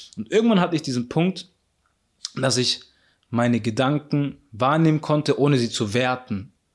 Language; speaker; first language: German; early bilingual, other home language; Arabic